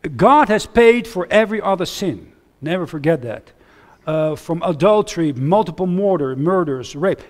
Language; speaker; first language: English; non-native, fluent; Dutch